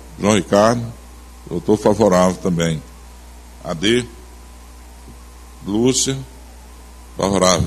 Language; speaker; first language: Portuguese; native; Portuguese